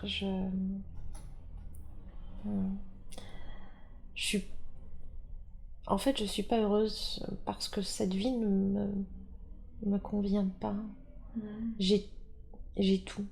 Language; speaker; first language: French; native; French